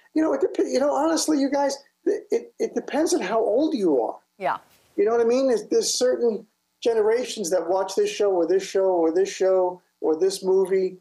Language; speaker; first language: English; native; English